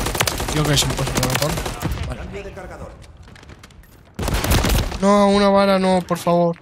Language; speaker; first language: Spanish; native; Spanish